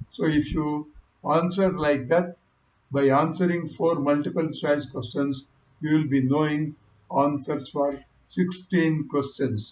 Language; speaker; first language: English; non-native, local second language; Kannada